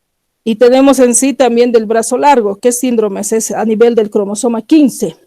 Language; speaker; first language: Spanish; native; Spanish